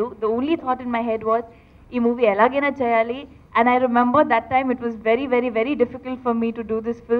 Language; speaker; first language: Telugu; non-native, learner; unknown